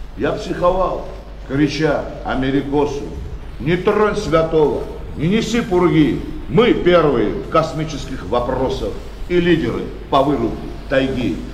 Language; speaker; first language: Russian; native; Russian